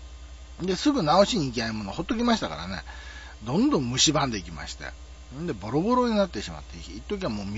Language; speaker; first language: Japanese; native; Japanese